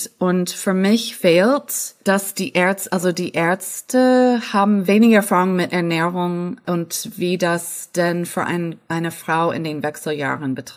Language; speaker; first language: German; non-native, fluent; English